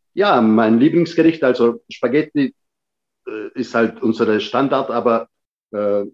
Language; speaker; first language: German; native; German